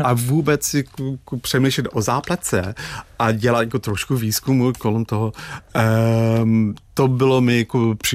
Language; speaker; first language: Czech; non-native, fluent; English